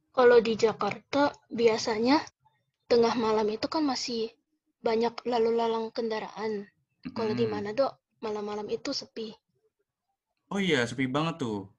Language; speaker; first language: Indonesian; native; Indonesian